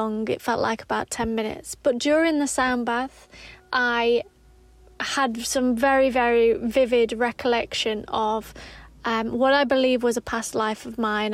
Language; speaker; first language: English; native; English